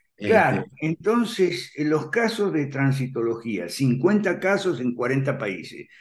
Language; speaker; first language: Spanish; native; Spanish